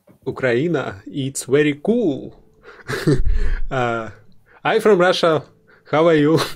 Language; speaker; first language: English; non-native, learner; Russian